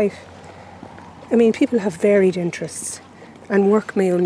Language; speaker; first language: English; native; English